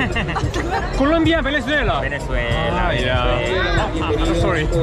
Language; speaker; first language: English; non-native, learner; Korean